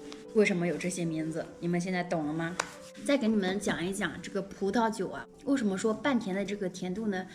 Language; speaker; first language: Chinese; native; Chinese